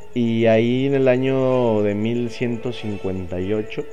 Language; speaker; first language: Spanish; native; Spanish